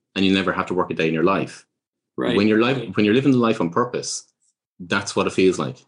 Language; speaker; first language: English; native; English